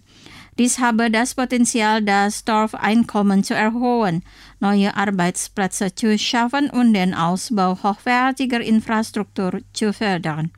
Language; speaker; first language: German; non-native, fluent; Indonesian